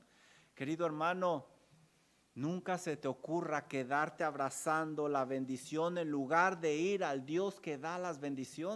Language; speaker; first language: Spanish; native; Spanish